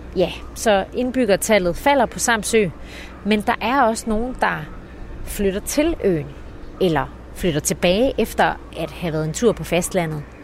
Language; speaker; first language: Danish; native; Danish